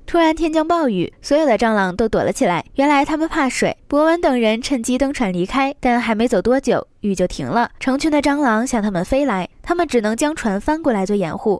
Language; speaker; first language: Chinese; native; Chinese